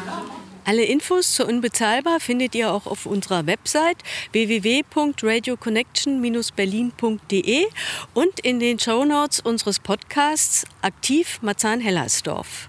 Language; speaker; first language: German; native; German